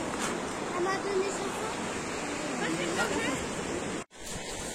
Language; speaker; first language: French; native; French